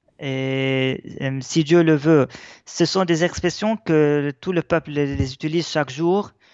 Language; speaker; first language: French; non-native, local second language; Arabic